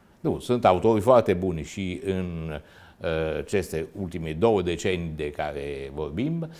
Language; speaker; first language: Romanian; non-native, fluent; Italian